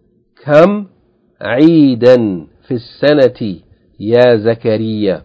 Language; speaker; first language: Arabic; non-native, fluent; English